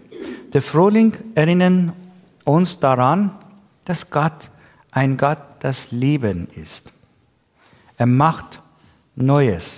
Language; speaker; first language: German; non-native, learner; Persian